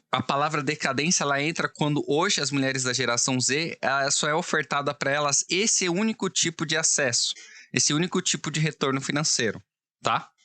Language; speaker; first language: Portuguese; native; Portuguese